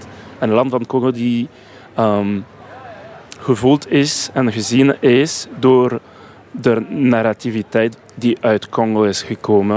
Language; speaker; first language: Dutch; non-native, local second language; French